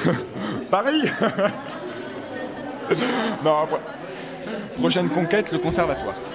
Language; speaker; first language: French; native; French